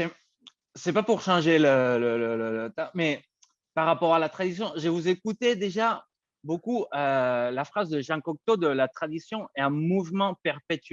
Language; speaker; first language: French; non-native, fluent; Spanish